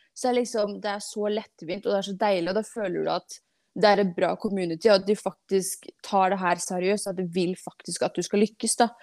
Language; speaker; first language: Norwegian; non-native, fluent; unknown